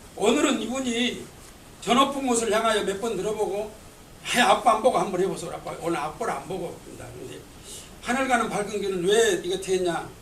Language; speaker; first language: Korean; native; Korean